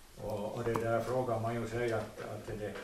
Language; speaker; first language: Swedish; native; Swedish